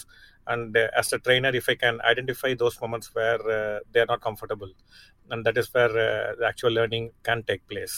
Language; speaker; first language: English; non-native, local second language; Tamil